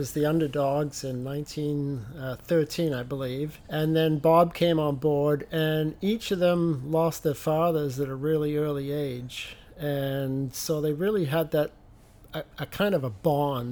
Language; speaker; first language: English; native; English